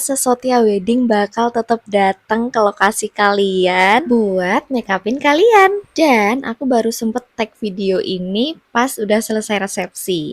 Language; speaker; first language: Indonesian; non-native, local second language; Javanese